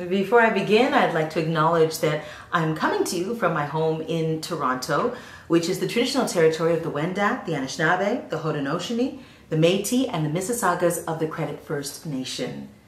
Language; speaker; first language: English; native; English